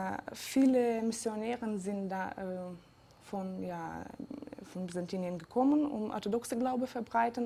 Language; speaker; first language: German; non-native, fluent; Georgian